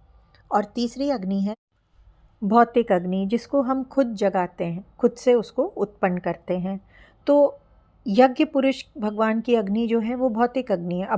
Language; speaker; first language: Hindi; native; Hindi